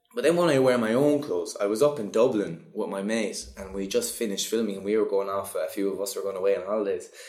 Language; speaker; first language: English; native; English